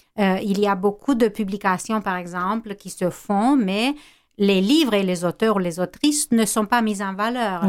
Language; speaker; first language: French; non-native, fluent; Romanian